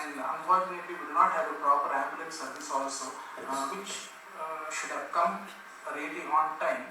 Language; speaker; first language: English; non-native, local second language; Telugu